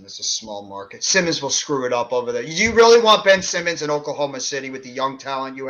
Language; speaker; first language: English; native; English